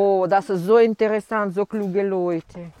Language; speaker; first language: German; non-native, fluent; Russian